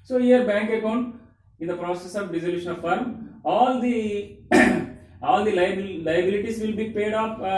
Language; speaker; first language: English; non-native, local second language; Telugu